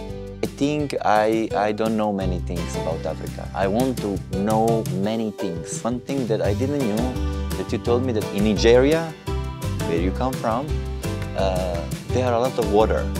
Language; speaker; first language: English; non-native, learner; Italian